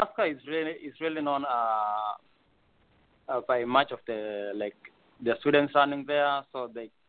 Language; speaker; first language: English; non-native, local second language; Kalenjin